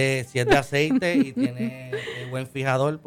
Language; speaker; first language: Spanish; native; Spanish